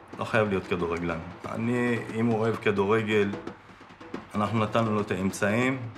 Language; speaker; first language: Hebrew; non-native, local second language; Adyghe